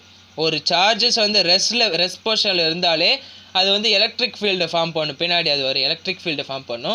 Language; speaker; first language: Tamil; native; Tamil